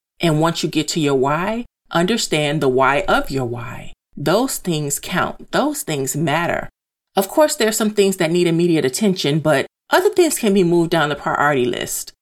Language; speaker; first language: English; native; English